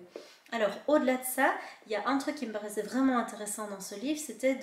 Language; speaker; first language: French; native; French